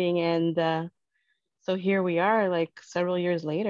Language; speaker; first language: English; early bilingual, other home language; Spanish